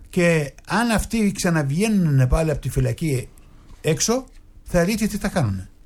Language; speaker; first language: Greek; non-native, fluent; Arabic